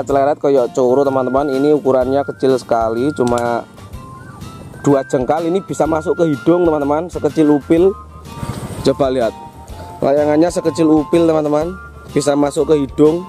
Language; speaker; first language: Indonesian; non-native, local second language; Javanese